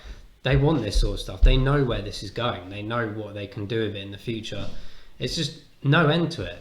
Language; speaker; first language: English; native; English